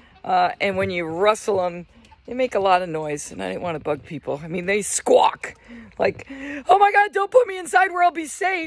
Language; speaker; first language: English; native; English